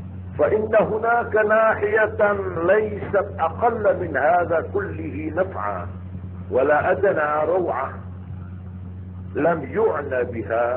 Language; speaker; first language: Arabic; non-native, fluent; Madurese